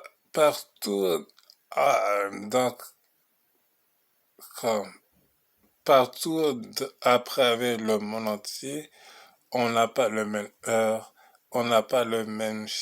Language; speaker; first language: French; non-native, local second language; Haitian Creole